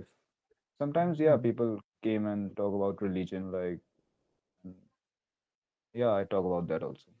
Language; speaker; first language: English; non-native, local second language; Hindi